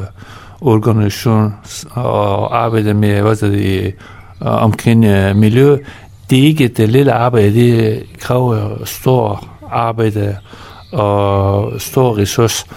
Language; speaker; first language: Danish; non-native, fluent; Persian